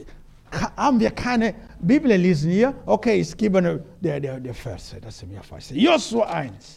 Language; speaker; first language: German; non-native, learner; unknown